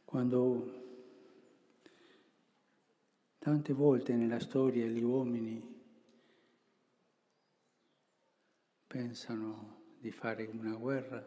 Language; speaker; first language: Italian; early bilingual, heritage; Spanish